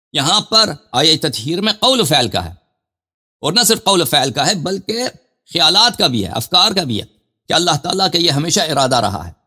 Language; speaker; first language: Urdu; non-native, fluent; Persian